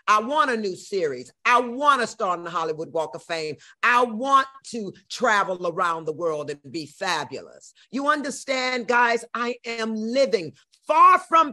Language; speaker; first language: English; native; English